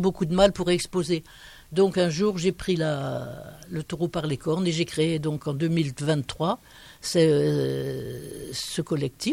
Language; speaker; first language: French; native; French